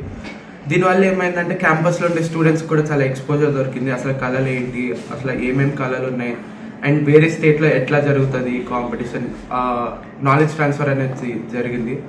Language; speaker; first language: Telugu; native; Telugu